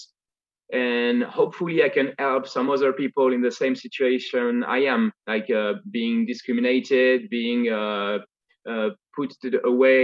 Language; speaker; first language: English; non-native, fluent; French